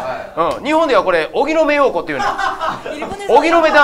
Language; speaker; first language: Japanese; native; Japanese